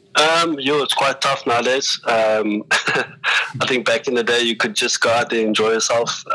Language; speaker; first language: English; native; English